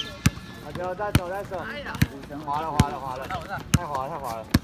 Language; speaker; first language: Chinese; native; Chinese